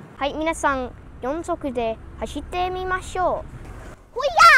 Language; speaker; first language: Japanese; non-native, learner; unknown